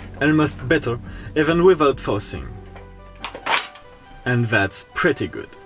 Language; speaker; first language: English; non-native, fluent; French